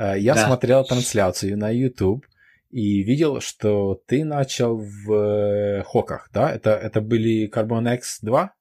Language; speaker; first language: Russian; non-native, local second language; Ukrainian